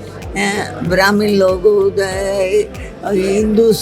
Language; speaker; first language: Hindi; non-native, local second language; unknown